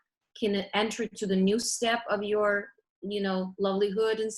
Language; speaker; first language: English; early bilingual, other home language; Russian